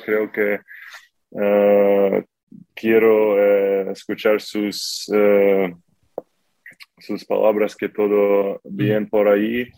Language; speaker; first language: Spanish; non-native, fluent; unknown